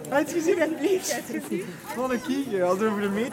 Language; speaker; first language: Dutch; native; Dutch